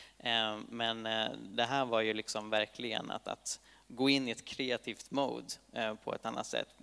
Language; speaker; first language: Swedish; native; Swedish